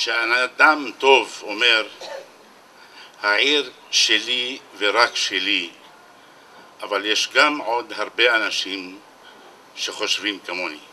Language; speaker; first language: Hebrew; non-native, local second language; Arabic